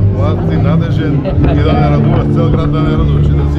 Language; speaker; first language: Macedonian; native; Macedonian